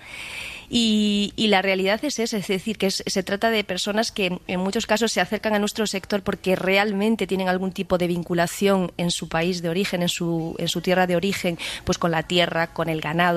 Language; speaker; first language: Spanish; native; Spanish